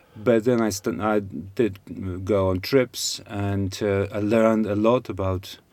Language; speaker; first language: English; non-native, fluent; Polish